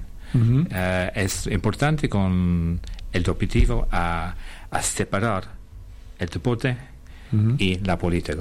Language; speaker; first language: Spanish; non-native, fluent; English